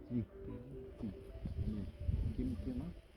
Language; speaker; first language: Spanish; non-native, learner; German